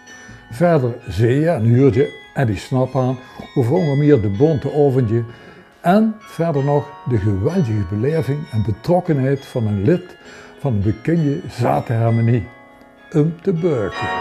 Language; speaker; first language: Dutch; native; Dutch